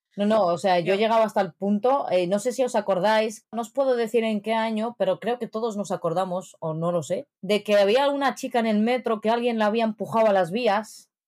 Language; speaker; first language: Spanish; native; Spanish